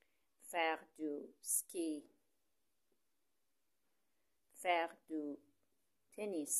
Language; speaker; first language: French; non-native, fluent; Persian